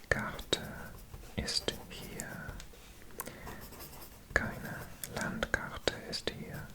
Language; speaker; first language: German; non-native, learner; Welsh